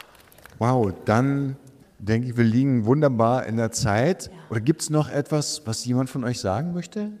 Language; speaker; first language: German; native; German